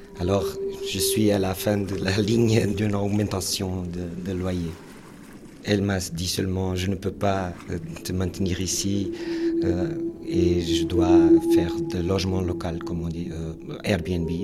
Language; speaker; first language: French; non-native, fluent; Portuguese